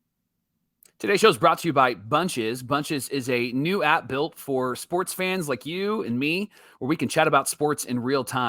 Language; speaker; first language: English; native; English